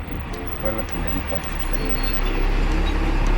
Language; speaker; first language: Spanish; native; Spanish